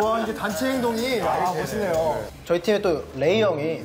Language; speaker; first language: Korean; native; Korean